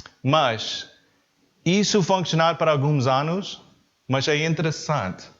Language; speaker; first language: Portuguese; non-native, learner; English